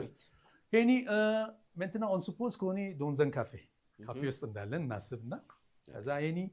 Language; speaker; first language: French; non-native, fluent; Amharic